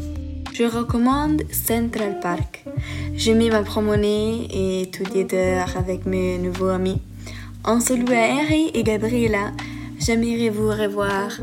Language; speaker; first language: French; non-native, learner; Italian